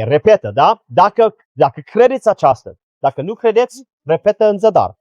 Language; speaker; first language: Romanian; non-native, learner; English